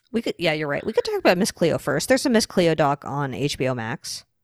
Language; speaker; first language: English; native; English